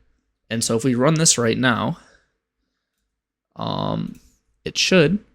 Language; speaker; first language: English; native; English